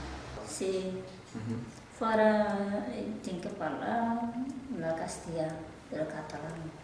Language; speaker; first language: Catalan; non-native, learner; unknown